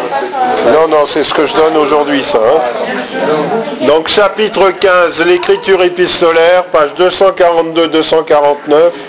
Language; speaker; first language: French; native; French